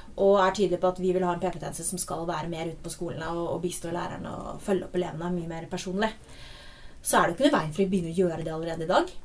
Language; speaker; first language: Norwegian; native; Norwegian